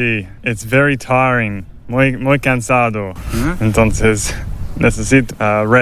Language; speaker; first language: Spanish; non-native, learner; English